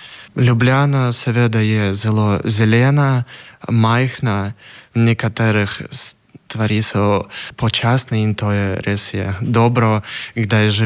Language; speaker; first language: Slovenian; non-native, learner; Russian